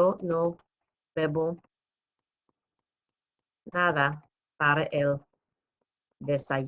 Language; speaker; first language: Spanish; non-native, fluent; English